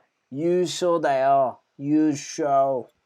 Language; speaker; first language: Japanese; non-native, fluent; English